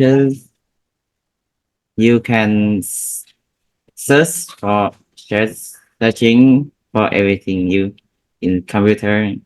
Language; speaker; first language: English; non-native, learner; Vietnamese